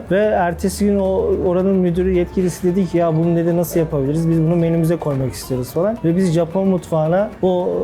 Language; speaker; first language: Turkish; native; Turkish